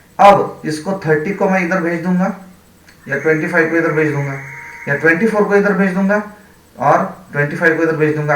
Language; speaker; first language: Hindi; non-native, local second language; Marathi